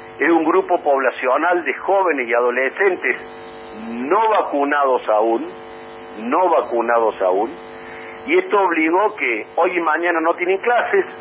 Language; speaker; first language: Spanish; native; Spanish